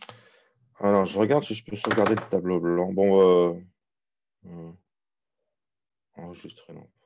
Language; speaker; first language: French; native; French